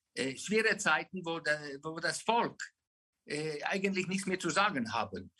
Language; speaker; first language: German; non-native, fluent; Afrikaans